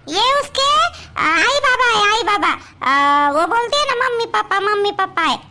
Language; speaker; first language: Hindi; non-native, local second language; Marathi